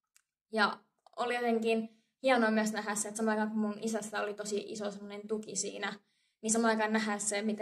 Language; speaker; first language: Finnish; native; Finnish